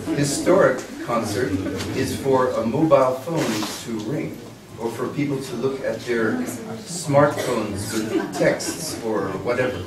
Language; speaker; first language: English; native; English